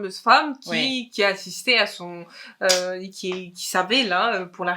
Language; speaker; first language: French; native; French